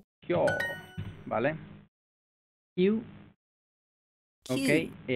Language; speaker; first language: Japanese; non-native, learner; Spanish